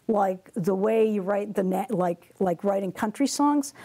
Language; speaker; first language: English; native; English